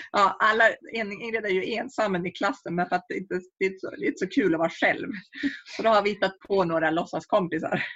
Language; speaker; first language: Swedish; native; Swedish